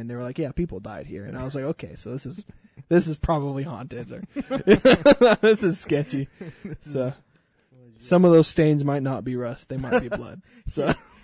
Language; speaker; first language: English; early bilingual, other home language; Spanish